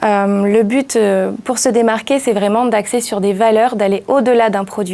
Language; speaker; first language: French; native; French